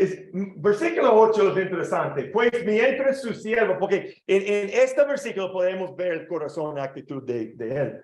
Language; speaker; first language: Spanish; non-native, learner; English